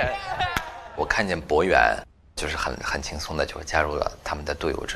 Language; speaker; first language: Chinese; non-native, fluent; Russian